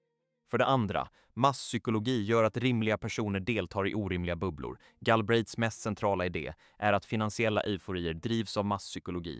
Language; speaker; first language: Swedish; native; Swedish